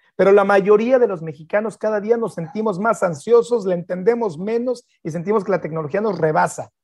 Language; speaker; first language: Spanish; native; Spanish